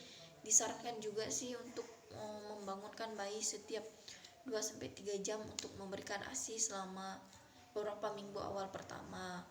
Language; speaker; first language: Indonesian; native; Indonesian